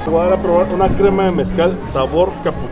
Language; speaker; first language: Spanish; native; Spanish